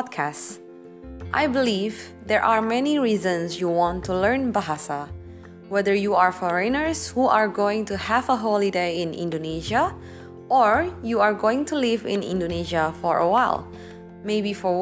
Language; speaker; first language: English; non-native, fluent; Indonesian